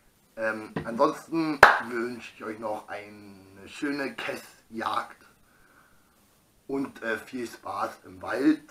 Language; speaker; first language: German; native; German